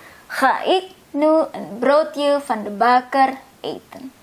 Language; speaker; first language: Dutch; non-native, fluent; Indonesian